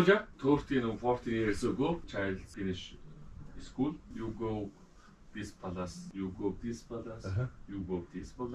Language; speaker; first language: English; non-native, learner; Mongolian